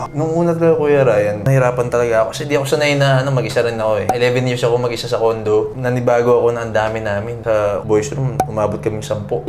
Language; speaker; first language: Filipino; native; Filipino